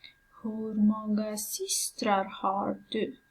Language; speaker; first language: Swedish; non-native, learner; Persian